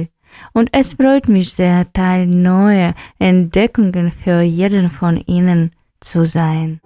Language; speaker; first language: German; non-native, fluent; Ukrainian